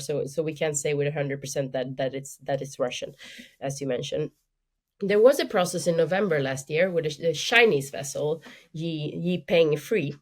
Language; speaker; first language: English; non-native, fluent; Swedish